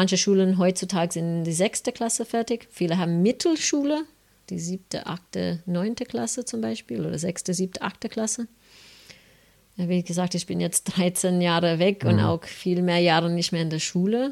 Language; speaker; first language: German; non-native, fluent; English